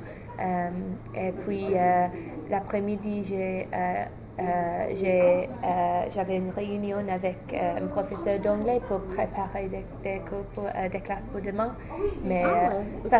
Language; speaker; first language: French; non-native, fluent; English